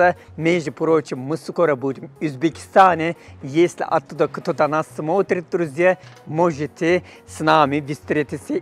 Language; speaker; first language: Russian; non-native, fluent; Turkish